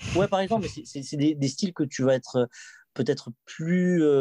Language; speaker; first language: French; native; French